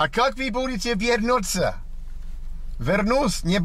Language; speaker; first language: Russian; non-native, learner; English